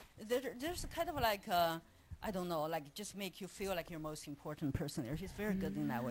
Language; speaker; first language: English; non-native, fluent; Chinese